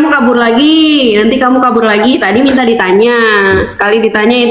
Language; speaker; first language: Indonesian; native; Indonesian